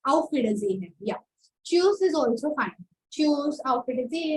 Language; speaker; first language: German; non-native, fluent; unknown